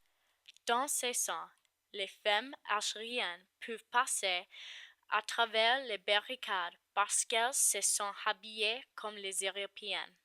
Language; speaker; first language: French; non-native, fluent; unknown